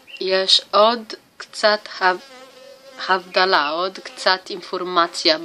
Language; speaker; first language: Hebrew; non-native, learner; Italian